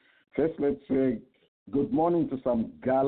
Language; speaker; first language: English; non-native, local second language; Bemba